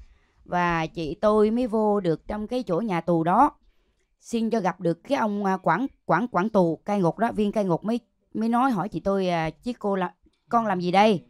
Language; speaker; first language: Vietnamese; native; Vietnamese